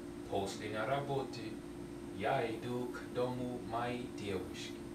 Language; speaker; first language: Russian; non-native, learner; English